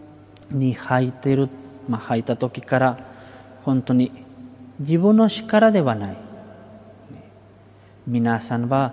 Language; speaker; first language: Japanese; non-native, fluent; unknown